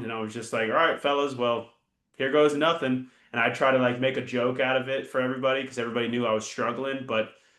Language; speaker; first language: English; native; English